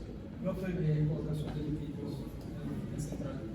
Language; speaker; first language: Spanish; non-native, learner; Portuguese